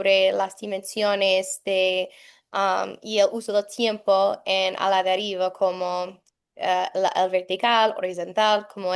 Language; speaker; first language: Spanish; non-native, fluent; English